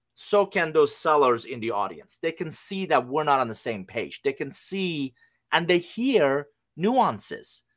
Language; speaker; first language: English; non-native, fluent; Persian